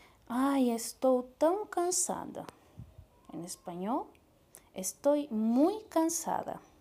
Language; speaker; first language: Spanish; non-native, fluent; Portuguese